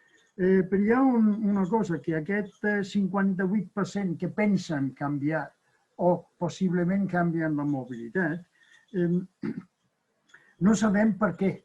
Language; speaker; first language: Catalan; non-native, fluent; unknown